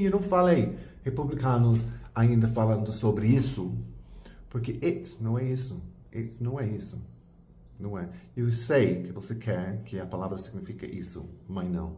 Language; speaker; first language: Portuguese; non-native, fluent; English